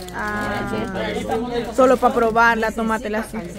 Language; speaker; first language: Spanish; native; Spanish